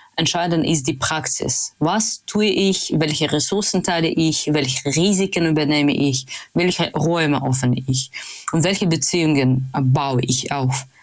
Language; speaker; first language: German; non-native, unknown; Russian